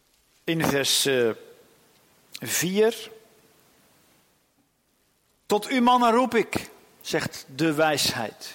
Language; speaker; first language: Dutch; native; Dutch